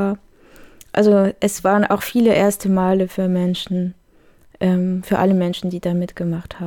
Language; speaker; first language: German; native; German